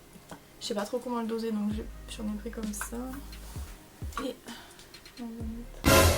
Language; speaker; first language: French; native; French